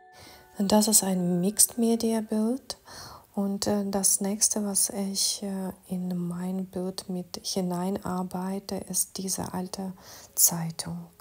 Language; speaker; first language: German; non-native, fluent; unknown